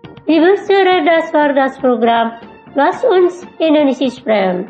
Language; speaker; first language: German; non-native, fluent; Indonesian